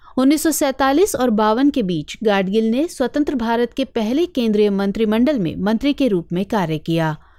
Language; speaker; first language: Hindi; native; Hindi